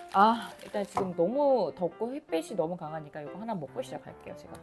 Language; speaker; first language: Korean; native; Korean